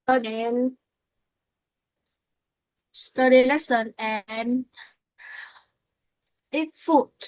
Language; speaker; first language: English; non-native, learner; Vietnamese